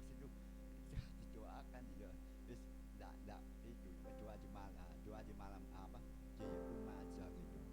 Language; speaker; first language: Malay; non-native, local second language; Javanese